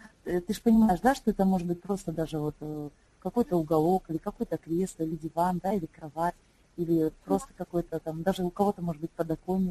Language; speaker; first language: Russian; native; Russian